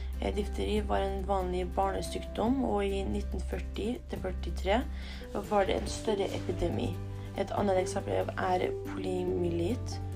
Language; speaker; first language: Norwegian; early bilingual, other home language; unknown